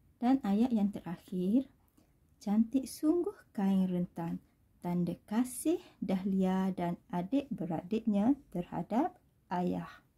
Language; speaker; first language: Malay; native; Malay